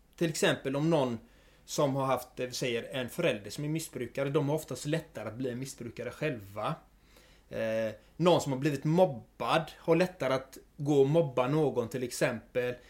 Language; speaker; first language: Swedish; native; Swedish